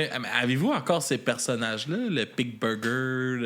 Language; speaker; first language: French; native; French